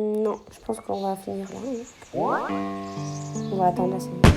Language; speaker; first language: French; native; French